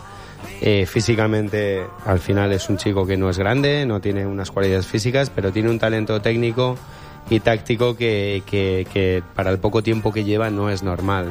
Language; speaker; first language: Spanish; native; Spanish